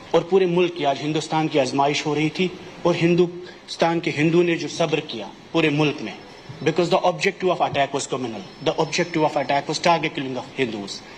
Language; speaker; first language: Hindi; non-native, local second language; Kashmiri